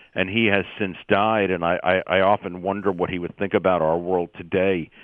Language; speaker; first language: English; native; English